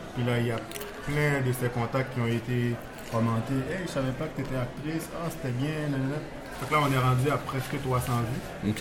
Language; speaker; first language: French; native; French